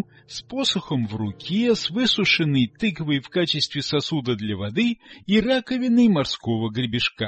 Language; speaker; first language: Russian; native; Russian